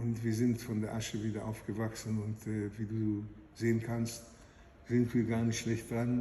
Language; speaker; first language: German; non-native, fluent; Hebrew